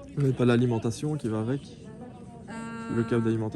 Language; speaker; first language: French; native; French